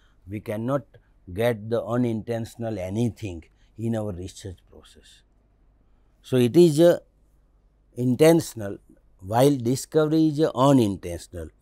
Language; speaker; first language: English; non-native, local second language; Gujarati